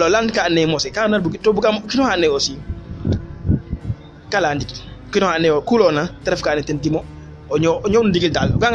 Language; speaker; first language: English; non-native, fluent; Serer